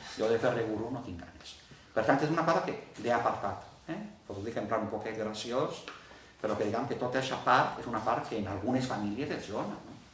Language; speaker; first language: Catalan; early bilingual, heritage; Catalan